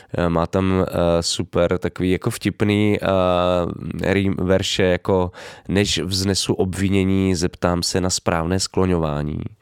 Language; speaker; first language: Czech; native; Czech